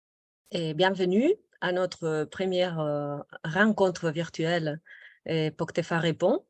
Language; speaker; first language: French; non-native, local second language; Spanish